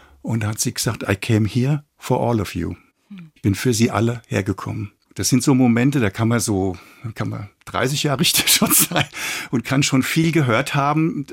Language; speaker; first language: German; native; German